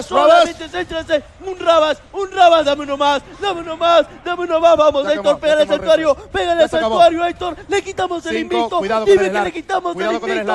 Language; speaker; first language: Spanish; native; Spanish